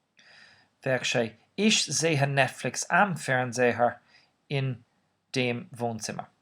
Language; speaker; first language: German; non-native, fluent; Irish